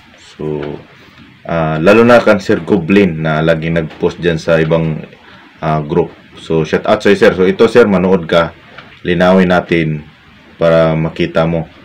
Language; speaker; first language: Filipino; non-native, local second language; Cebuano